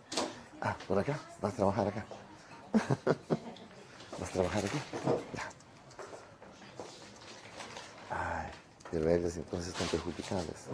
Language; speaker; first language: Spanish; non-native, fluent; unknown